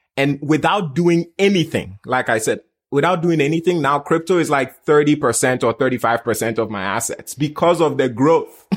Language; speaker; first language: English; non-native, local second language; Akan